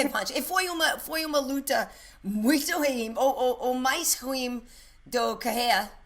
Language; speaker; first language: Portuguese; non-native, learner; English